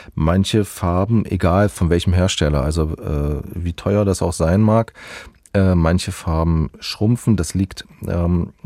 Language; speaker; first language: German; native; German